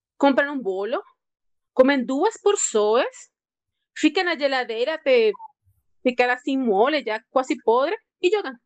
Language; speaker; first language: Portuguese; non-native, fluent; Spanish